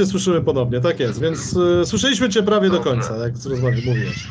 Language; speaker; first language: Polish; native; Polish